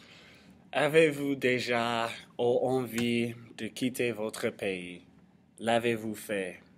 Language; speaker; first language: French; non-native, learner; English